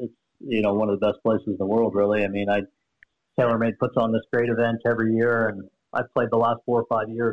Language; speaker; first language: English; native; English